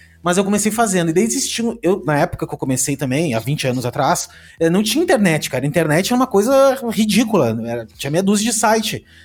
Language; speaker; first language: Portuguese; native; Portuguese